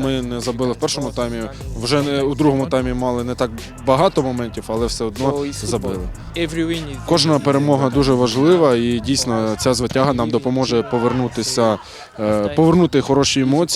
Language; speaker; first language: Ukrainian; native; Ukrainian